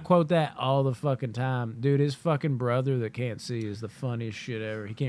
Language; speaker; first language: English; native; English